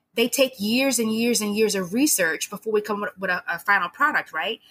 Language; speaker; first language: English; native; English